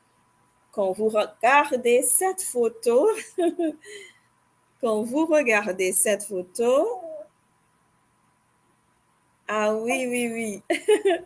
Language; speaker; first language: French; non-native, fluent; English